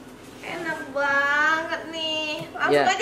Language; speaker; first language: Indonesian; native; Indonesian